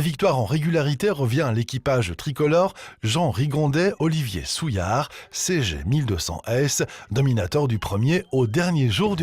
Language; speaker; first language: French; native; French